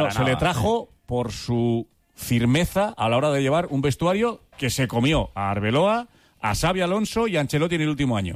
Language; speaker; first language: Spanish; native; Spanish